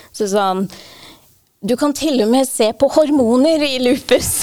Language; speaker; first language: Norwegian; non-native, fluent; English